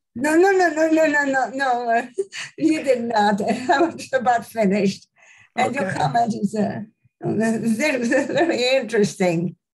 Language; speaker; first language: English; non-native, fluent; French